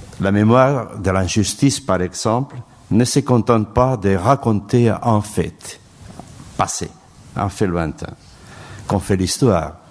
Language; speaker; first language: French; non-native, fluent; Spanish